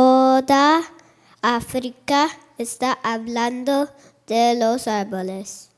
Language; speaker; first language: Spanish; non-native, learner; English